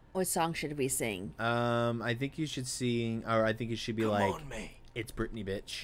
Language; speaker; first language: English; native; English